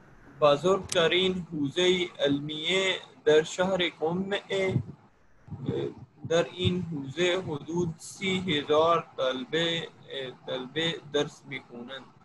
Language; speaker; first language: Persian; non-native, learner; Urdu